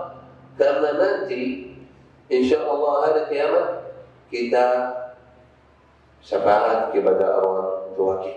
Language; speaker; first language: Indonesian; non-native, fluent; Arabic